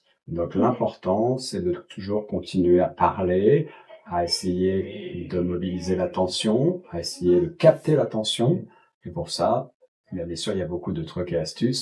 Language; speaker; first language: French; native; French